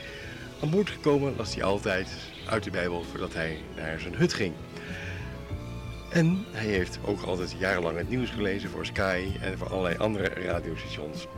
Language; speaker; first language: Dutch; native; Dutch